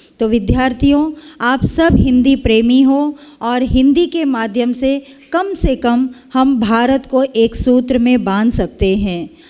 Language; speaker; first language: Hindi; non-native, local second language; Kannada